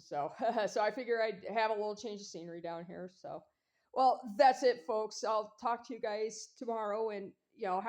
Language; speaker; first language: English; native; English